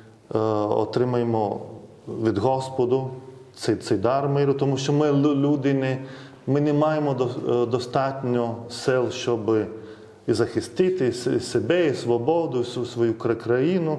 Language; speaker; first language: Ukrainian; non-native, fluent; Lithuanian